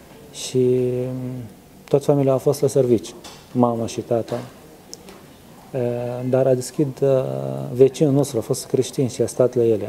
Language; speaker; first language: Romanian; non-native, learner; Arabic